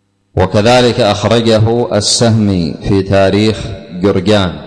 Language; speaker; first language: Arabic; native; Arabic